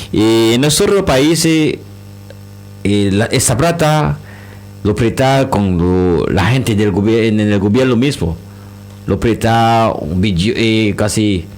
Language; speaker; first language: Spanish; non-native, learner; Haitian Creole